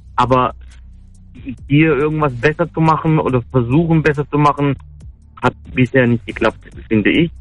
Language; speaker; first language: German; early bilingual, other home language; Turkish